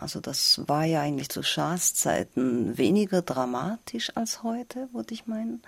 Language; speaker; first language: German; non-native, fluent; Persian